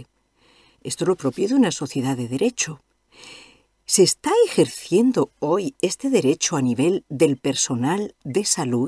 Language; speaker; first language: Spanish; native; Spanish